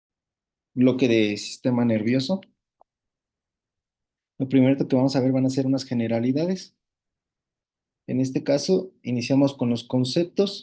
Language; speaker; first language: Spanish; native; Spanish